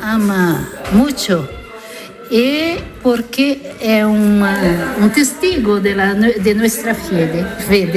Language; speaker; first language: Spanish; non-native, learner; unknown